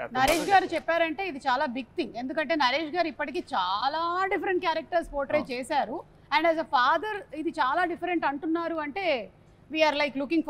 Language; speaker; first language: Telugu; native; Telugu